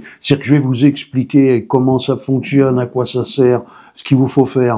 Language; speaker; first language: French; native; French